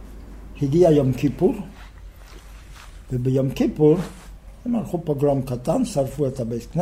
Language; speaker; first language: Hebrew; non-native, fluent; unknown